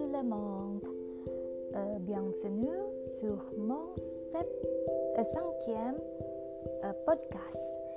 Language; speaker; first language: French; non-native, learner; Indonesian